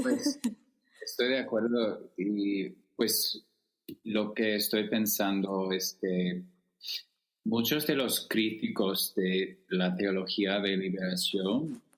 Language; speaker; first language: Spanish; non-native, fluent; English